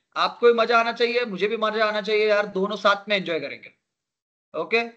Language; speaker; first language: Hindi; non-native, local second language; Marathi